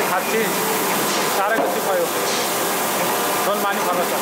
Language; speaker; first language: Korean; non-native, learner; Nepali